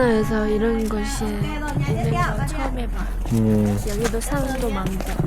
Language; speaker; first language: Korean; non-native, fluent; Vietnamese